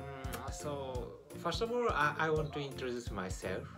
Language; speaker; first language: English; non-native, learner; Japanese